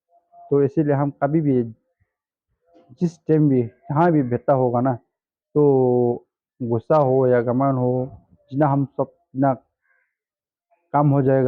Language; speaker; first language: Hindi; non-native, fluent; Tibetan